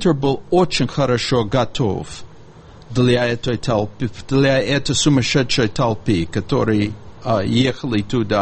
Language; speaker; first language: Russian; non-native, fluent; English